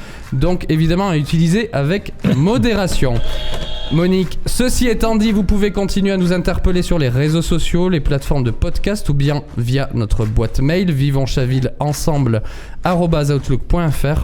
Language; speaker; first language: French; native; French